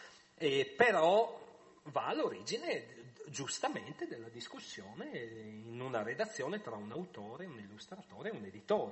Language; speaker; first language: Italian; native; Italian